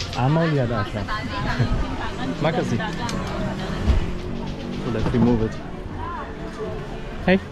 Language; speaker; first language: Indonesian; non-native, learner; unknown